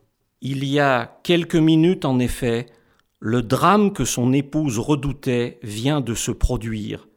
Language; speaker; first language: French; native; French